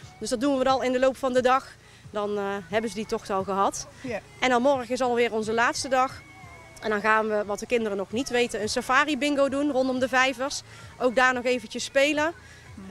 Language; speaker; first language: Dutch; native; Dutch